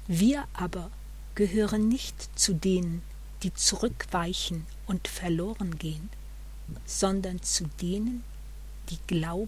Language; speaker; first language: German; native; German